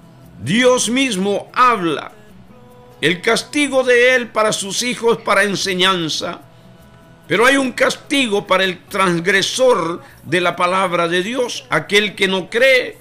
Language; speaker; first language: Spanish; native; Spanish